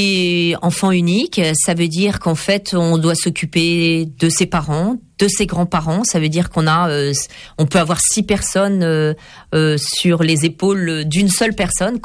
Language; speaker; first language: French; native; French